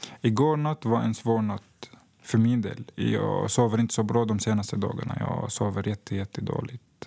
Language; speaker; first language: Swedish; non-native, fluent; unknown